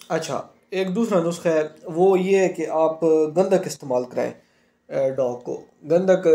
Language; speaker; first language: Urdu; non-native, local second language; Punjabi